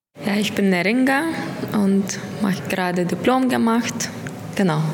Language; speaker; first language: German; non-native, fluent; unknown